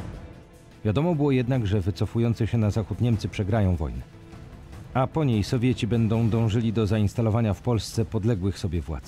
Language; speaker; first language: Polish; native; Polish